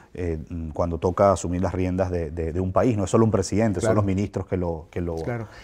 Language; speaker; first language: Spanish; native; Spanish